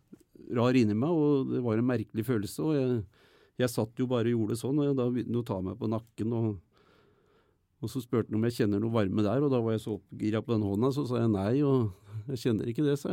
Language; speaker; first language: Norwegian; native; Norwegian